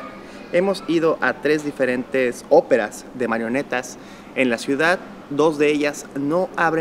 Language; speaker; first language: Spanish; native; Spanish